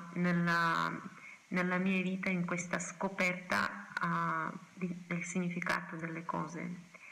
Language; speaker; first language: Italian; non-native, fluent; Kazakh